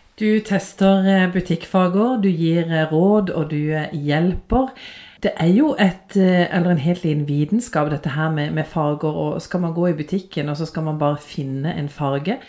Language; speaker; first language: Norwegian; native; Norwegian